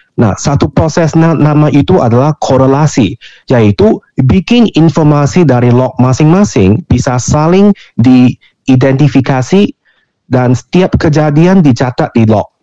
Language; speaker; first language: Indonesian; non-native, fluent; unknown